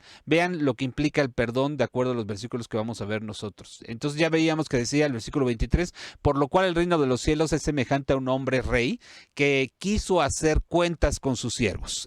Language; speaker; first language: Spanish; native; Spanish